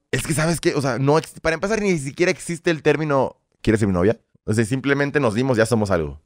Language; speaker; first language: Spanish; early bilingual, other home language; Russian